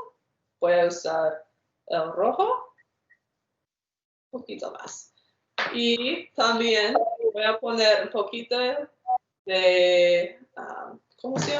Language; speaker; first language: Spanish; non-native, fluent; English